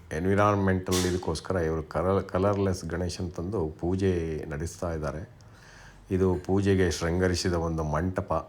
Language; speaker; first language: Kannada; native; Kannada